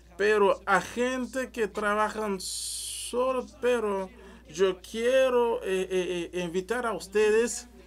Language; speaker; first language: Spanish; non-native, learner; French